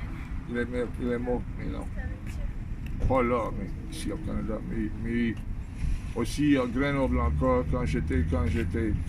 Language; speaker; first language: French; non-native, learner; English